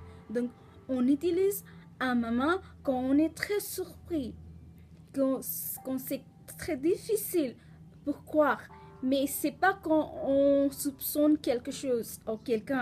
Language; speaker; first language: French; non-native, learner; Nepali